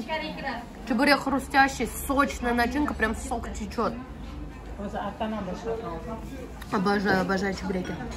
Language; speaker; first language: Russian; native; Russian